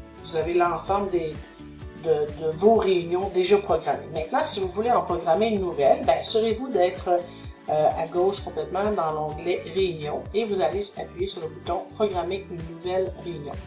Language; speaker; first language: French; native; French